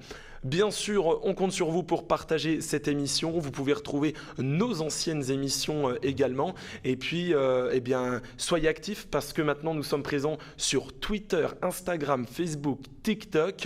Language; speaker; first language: French; native; French